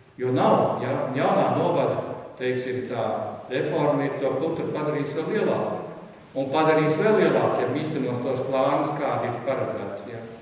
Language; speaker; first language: Latvian; native; Latvian